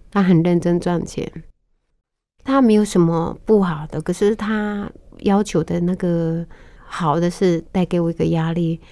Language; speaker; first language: Chinese; non-native, local second language; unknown